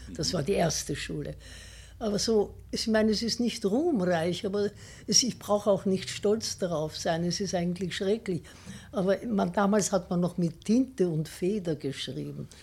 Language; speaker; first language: German; native; German